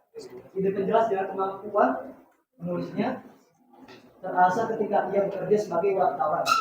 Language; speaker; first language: Indonesian; native; Indonesian